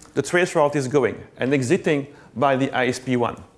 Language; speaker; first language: English; non-native, fluent; French